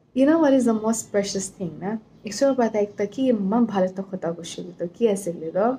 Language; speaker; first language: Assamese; non-native, local second language; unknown